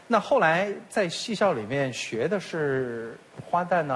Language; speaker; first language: Chinese; native; Chinese